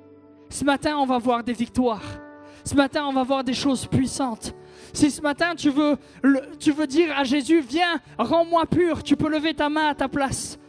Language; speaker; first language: French; native; French